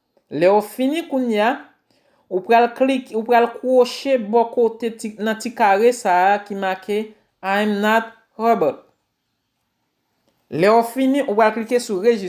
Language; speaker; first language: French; non-native, local second language; Haitian Creole